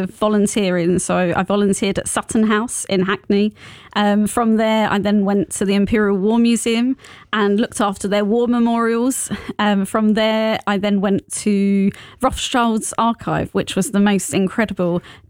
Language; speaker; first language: English; native; English